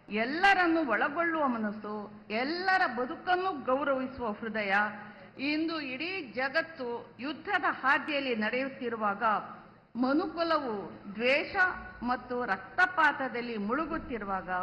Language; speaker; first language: Kannada; non-native, local second language; Urdu